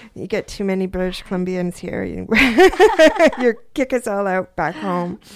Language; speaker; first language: English; native; English